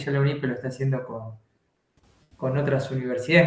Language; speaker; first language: Spanish; native; Spanish